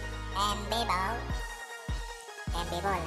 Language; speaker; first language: Spanish; native; Spanish